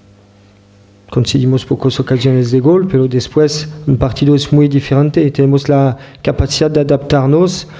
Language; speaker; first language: Spanish; non-native, fluent; French